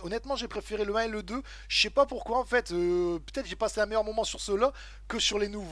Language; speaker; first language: French; native; French